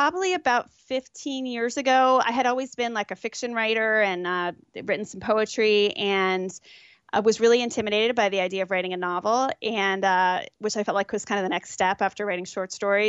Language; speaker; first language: English; native; English